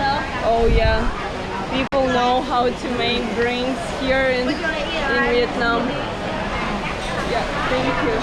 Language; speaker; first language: English; non-native, fluent; Ukrainian